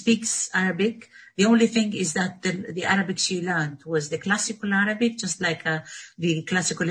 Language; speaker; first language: English; non-native, fluent; Arabic